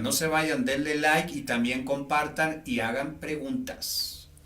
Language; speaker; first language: Spanish; native; Spanish